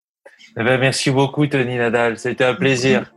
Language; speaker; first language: French; native; French